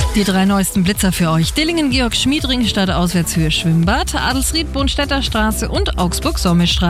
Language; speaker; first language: German; native; German